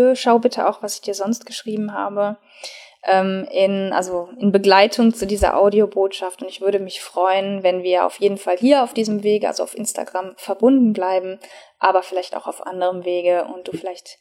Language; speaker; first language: German; native; German